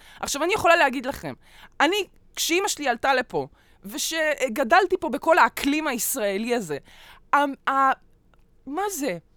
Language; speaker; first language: Hebrew; early bilingual, other home language; Russian